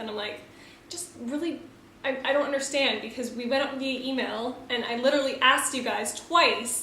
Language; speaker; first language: English; native; English